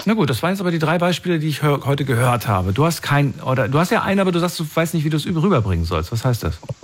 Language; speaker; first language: German; native; German